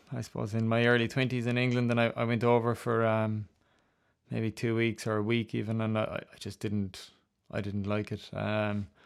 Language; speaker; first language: English; native; English